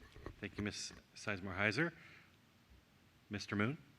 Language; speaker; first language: English; native; English